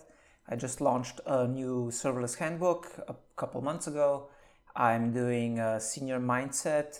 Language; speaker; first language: English; non-native, fluent; Slovenian